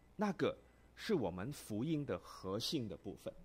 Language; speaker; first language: Chinese; non-native, local second language; Cantonese